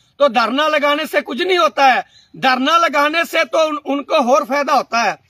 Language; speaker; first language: Hindi; non-native, local second language; Punjabi